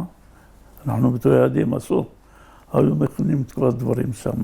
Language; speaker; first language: Hebrew; native; Hebrew